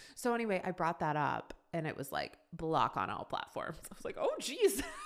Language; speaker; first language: English; native; English